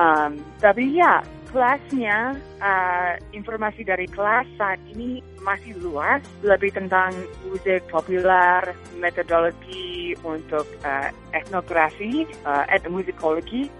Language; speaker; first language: Indonesian; non-native, fluent; English